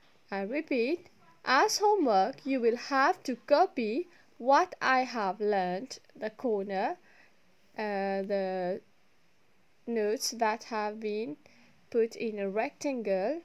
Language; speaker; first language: English; non-native, local second language; Morisyen